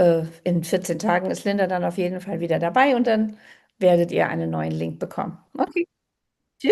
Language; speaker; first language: German; native; German